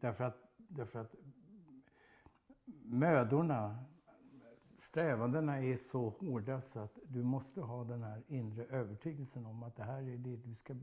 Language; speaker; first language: Swedish; native; Swedish